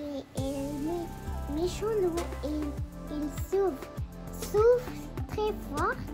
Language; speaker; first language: French; early bilingual, other home language; Bangla